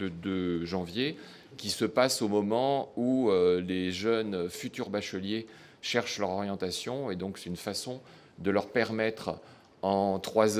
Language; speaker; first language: French; native; French